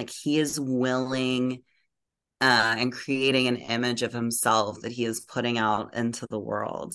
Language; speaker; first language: English; native; English